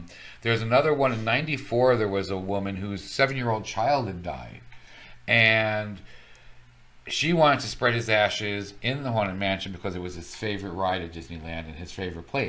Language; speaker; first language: English; native; English